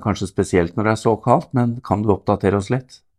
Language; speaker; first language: Norwegian; native; Norwegian